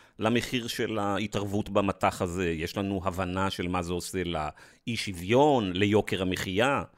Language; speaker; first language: Hebrew; native; Hebrew